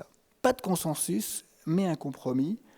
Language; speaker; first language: French; native; French